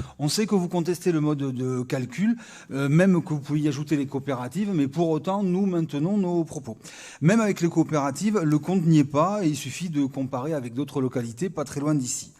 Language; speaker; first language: French; native; French